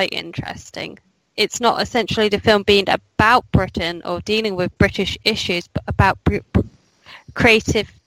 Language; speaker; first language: English; native; English